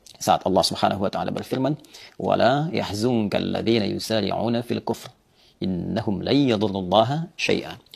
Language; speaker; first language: Indonesian; native; Indonesian